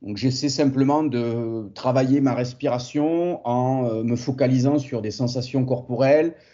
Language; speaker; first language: French; native; French